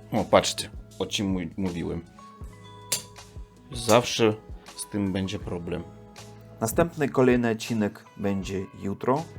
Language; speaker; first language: Polish; non-native, learner; Russian